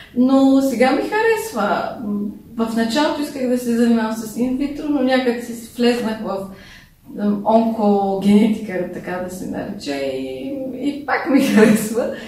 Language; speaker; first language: Bulgarian; early bilingual, heritage; Bulgarian